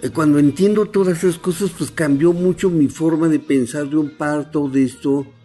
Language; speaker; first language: Spanish; non-native, local second language; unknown